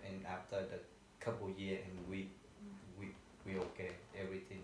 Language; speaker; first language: English; non-native, learner; Vietnamese